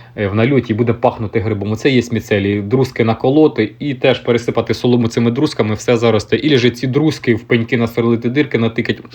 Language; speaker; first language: Ukrainian; native; Ukrainian